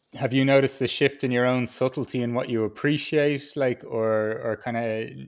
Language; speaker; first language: English; native; English